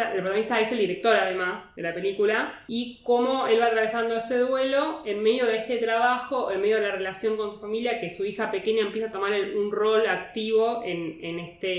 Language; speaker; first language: Spanish; native; Spanish